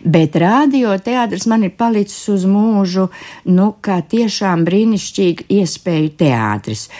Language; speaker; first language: Latvian; native; Latvian